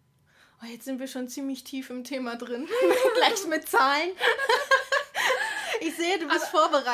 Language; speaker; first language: German; native; German